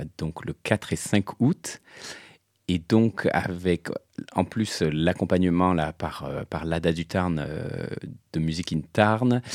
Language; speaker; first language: French; native; French